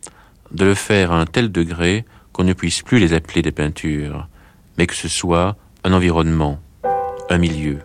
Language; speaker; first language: French; native; French